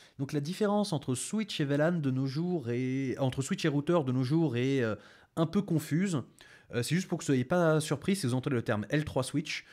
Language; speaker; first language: French; native; French